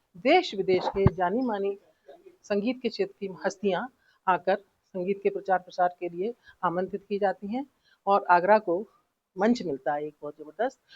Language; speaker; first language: Hindi; native; Hindi